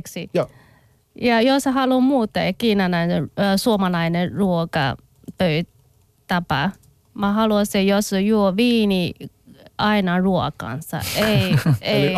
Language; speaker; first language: Finnish; non-native, learner; Chinese